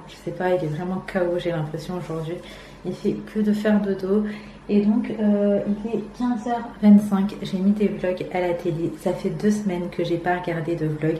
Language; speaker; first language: French; native; French